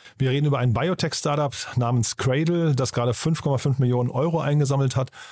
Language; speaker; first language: German; native; German